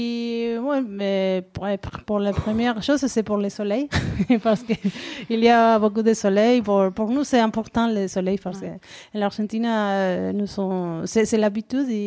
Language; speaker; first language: French; non-native, learner; Spanish